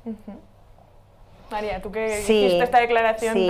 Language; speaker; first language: Spanish; native; Spanish